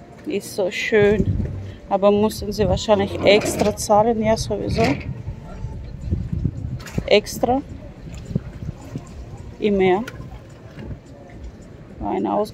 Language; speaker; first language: German; non-native, fluent; Russian